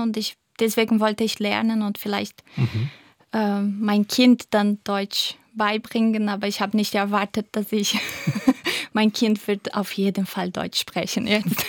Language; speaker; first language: German; non-native, fluent; Portuguese